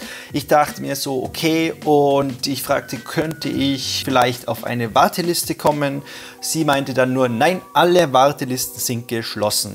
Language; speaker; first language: German; native; German